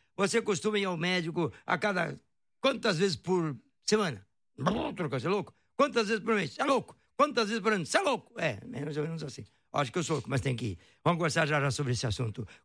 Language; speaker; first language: Portuguese; native; Portuguese